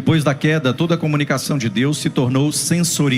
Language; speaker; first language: Portuguese; native; Portuguese